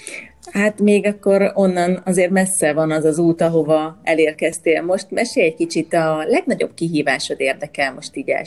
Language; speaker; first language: Hungarian; native; Hungarian